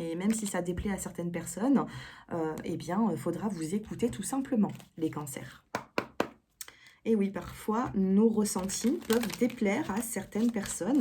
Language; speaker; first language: French; native; French